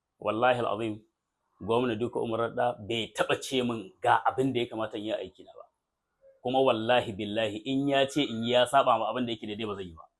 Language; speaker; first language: Hausa; native; Hausa